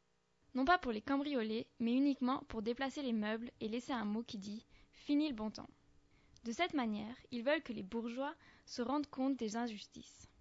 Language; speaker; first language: French; native; French